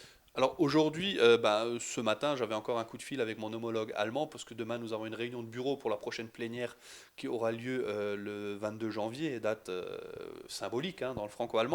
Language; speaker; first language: French; native; French